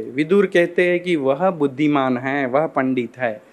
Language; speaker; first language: Hindi; non-native, local second language; Gujarati